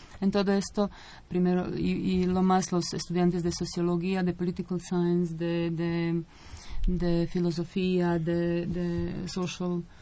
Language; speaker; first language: Spanish; non-native, fluent; Croatian